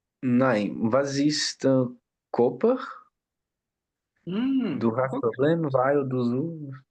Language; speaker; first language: German; non-native, learner; Portuguese